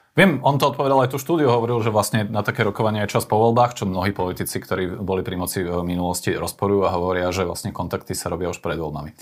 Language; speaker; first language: Slovak; native; Slovak